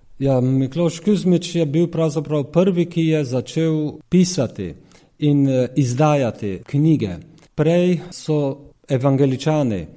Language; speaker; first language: Slovenian; native; Slovenian